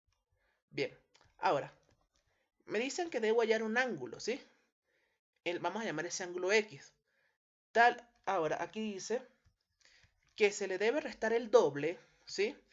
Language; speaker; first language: Spanish; native; Spanish